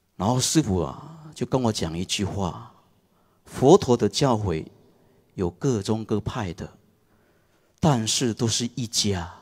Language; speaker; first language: Chinese; non-native, fluent; Indonesian